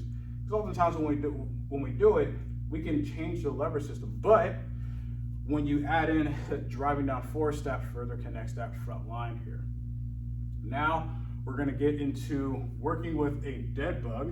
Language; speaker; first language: English; native; English